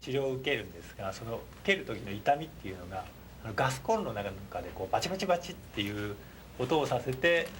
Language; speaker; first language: Japanese; native; Japanese